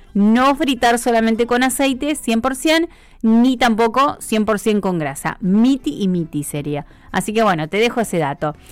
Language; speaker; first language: Spanish; native; Spanish